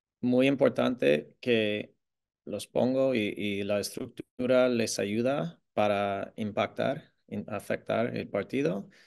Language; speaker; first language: Spanish; non-native, fluent; English